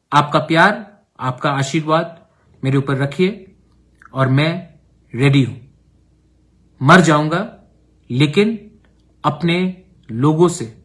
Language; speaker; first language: Hindi; non-native, local second language; Kok Borok